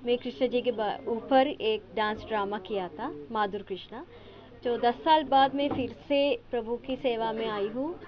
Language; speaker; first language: Hindi; non-native, fluent; Sinhala